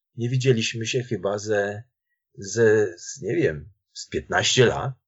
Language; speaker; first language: Polish; native; Polish